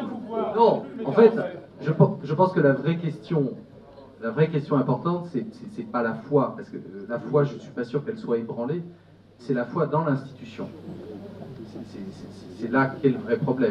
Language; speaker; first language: French; native; French